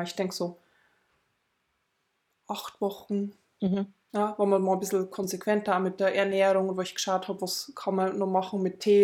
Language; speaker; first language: German; native; German